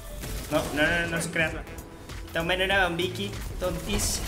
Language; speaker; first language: Spanish; native; Spanish